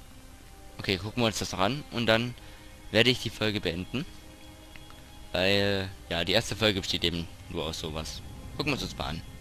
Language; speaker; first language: German; native; German